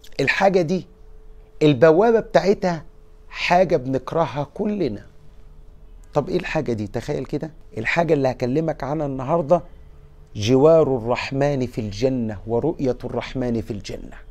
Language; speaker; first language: Arabic; native; Arabic